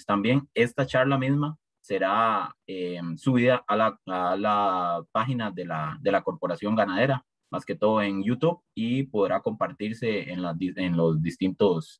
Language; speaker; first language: Spanish; native; Spanish